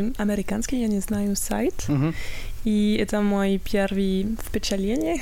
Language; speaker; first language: Russian; non-native, learner; French